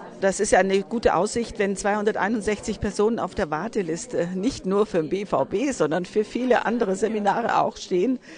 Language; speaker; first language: German; native; German